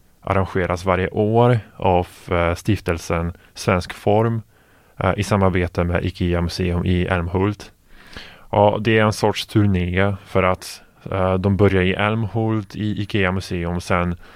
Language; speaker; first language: Swedish; non-native, fluent; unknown